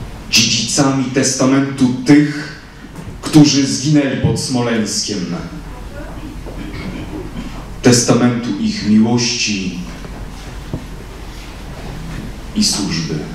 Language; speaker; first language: Polish; native; Polish